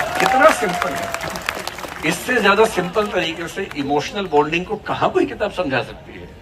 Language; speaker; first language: Hindi; native; Hindi